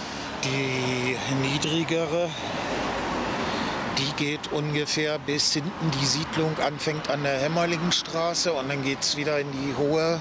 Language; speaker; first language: German; native; German